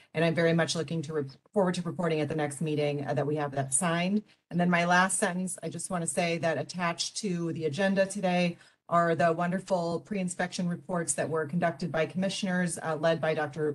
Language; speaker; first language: English; native; English